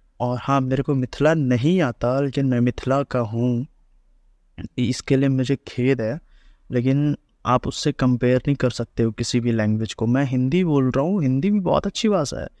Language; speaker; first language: Hindi; native; Hindi